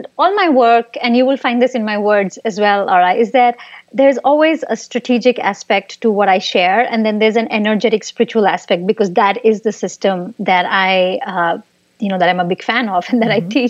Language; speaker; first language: English; non-native, local second language; Hindi